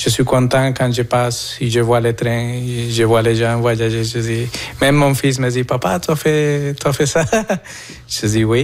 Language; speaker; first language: French; non-native, fluent; Spanish